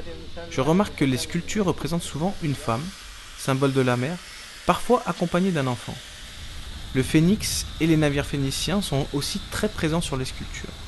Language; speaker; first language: French; native; French